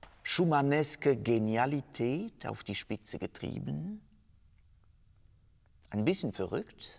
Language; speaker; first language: German; non-native, fluent; French